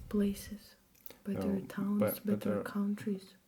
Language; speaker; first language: English; non-native, fluent; Russian